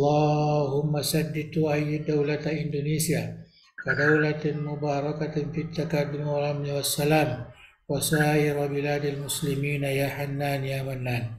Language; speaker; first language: Arabic; non-native, fluent; Indonesian